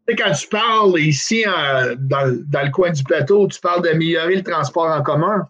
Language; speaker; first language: French; native; French